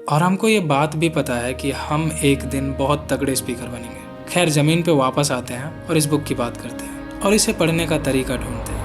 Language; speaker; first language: Hindi; non-native, local second language; Bhojpuri